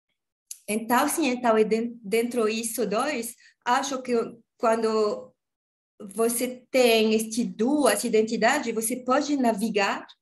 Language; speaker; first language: Portuguese; non-native, learner; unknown